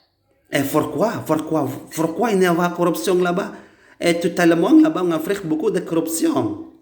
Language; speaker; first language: French; non-native, learner; Indonesian